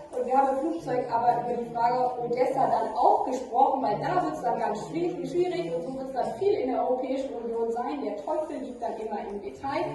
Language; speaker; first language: German; native; German